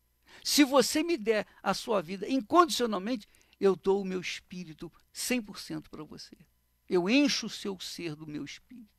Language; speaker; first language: Portuguese; native; Portuguese